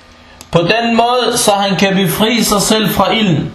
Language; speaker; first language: Danish; non-native, fluent; Arabic